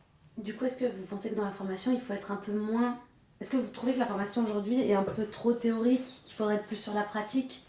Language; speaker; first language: French; native; French